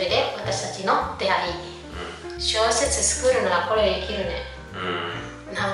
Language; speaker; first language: Japanese; non-native, fluent; Indonesian